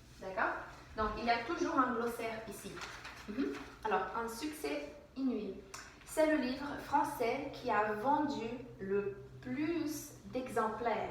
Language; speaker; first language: French; non-native, fluent; English